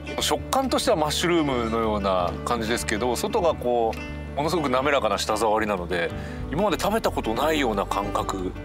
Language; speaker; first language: Japanese; native; Japanese